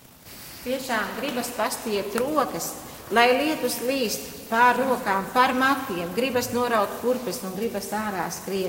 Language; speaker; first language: Latvian; native; Latvian